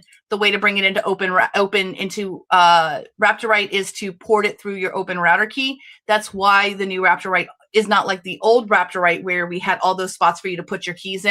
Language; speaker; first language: English; native; English